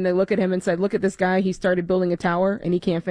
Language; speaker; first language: English; native; English